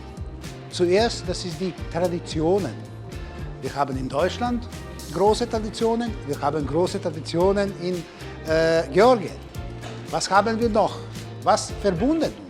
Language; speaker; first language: German; non-native, fluent; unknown